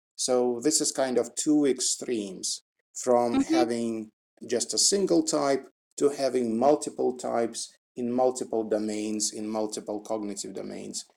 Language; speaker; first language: English; non-native, fluent; Russian